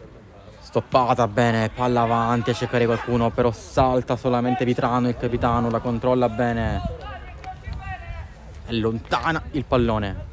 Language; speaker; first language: Italian; native; Italian